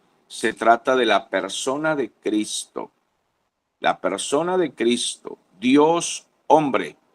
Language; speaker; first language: Spanish; native; Spanish